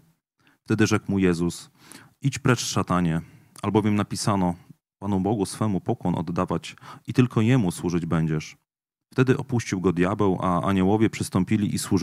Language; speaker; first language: Polish; native; Polish